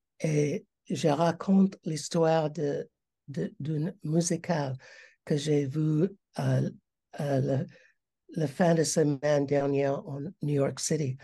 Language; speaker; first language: French; non-native, learner; English